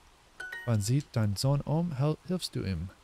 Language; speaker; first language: German; non-native, learner; English